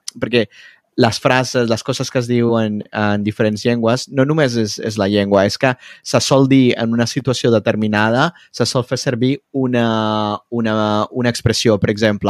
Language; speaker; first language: Catalan; non-native, fluent; Spanish